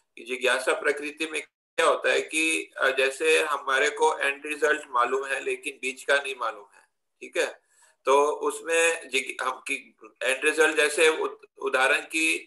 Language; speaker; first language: Hindi; non-native, local second language; Gujarati